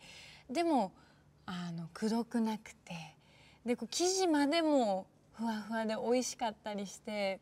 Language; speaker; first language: Japanese; native; Japanese